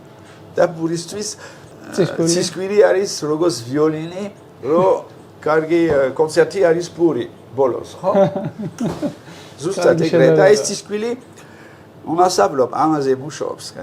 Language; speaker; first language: Georgian; non-native, learner; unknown